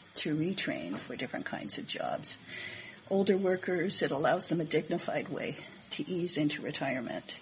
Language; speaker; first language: English; native; English